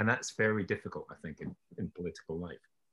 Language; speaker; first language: English; native; English